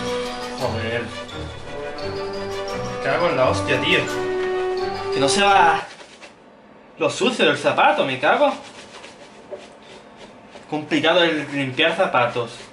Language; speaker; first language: Spanish; native; Spanish